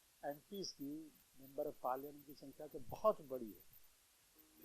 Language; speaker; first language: Hindi; native; Hindi